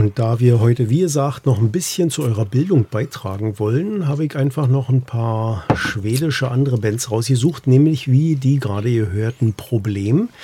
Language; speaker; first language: German; native; German